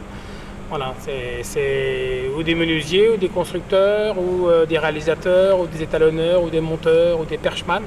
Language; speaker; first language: French; native; French